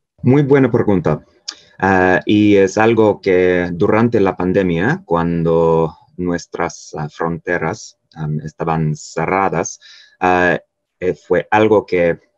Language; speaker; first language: Spanish; non-native, fluent; English